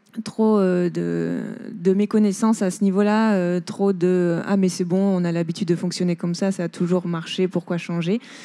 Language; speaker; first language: French; native; French